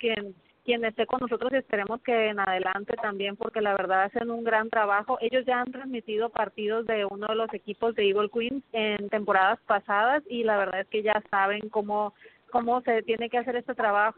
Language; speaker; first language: Spanish; native; Spanish